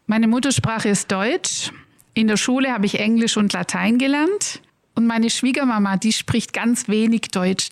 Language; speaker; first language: German; native; German